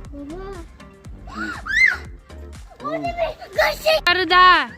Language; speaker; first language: Turkish; non-native, learner; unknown